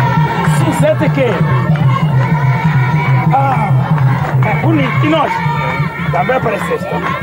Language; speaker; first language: Portuguese; non-native, local second language; Tsonga